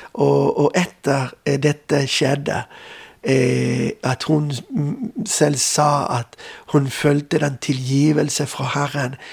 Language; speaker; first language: Norwegian; non-native, fluent; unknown